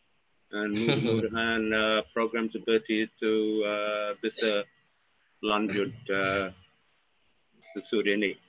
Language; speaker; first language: Indonesian; non-native, fluent; English